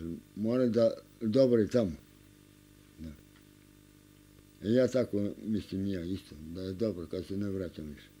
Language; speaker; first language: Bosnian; non-native, local second language; Romanian